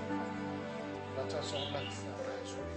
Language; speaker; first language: Thai; non-native, fluent; Korean